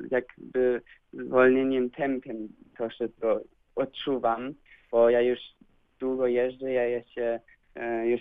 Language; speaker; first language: Polish; early bilingual, heritage; Polish